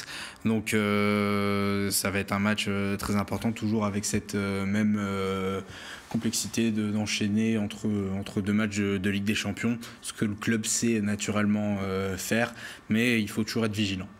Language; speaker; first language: French; native; French